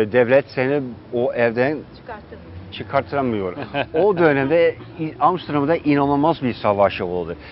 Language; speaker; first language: Turkish; non-native, fluent; Dutch